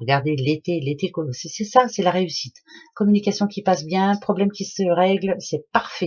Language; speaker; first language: French; native; French